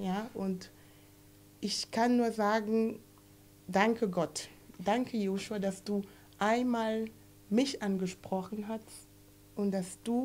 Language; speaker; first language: German; non-native, fluent; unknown